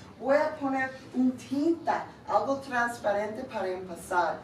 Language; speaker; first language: Spanish; non-native, learner; English